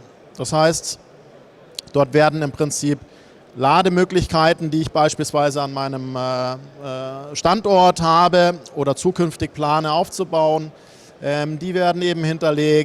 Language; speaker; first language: German; native; German